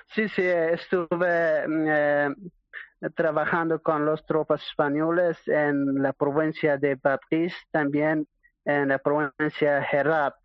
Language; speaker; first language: Spanish; non-native, learner; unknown